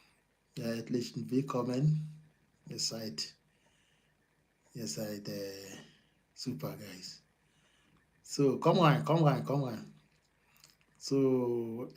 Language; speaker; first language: German; non-native, learner; Yoruba